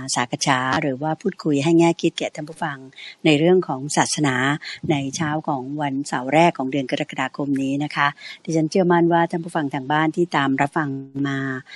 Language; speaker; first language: Thai; native; Thai